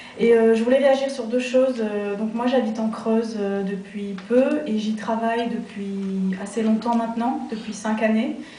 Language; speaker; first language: French; native; French